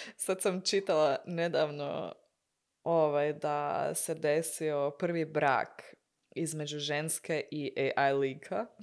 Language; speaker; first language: Croatian; early bilingual, heritage; Croatian